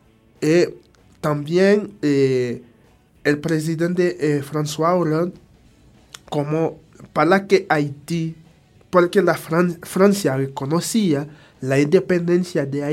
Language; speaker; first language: Spanish; non-native, fluent; Haitian Creole